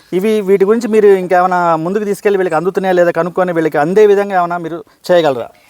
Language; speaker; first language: Telugu; native; Telugu